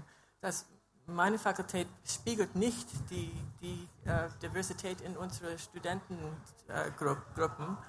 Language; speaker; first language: German; non-native, fluent; English